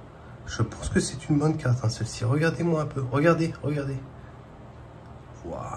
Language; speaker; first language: French; native; French